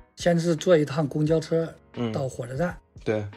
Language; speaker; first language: Chinese; native; Chinese